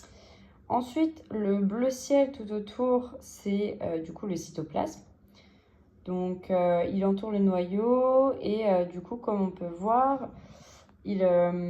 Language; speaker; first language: French; native; French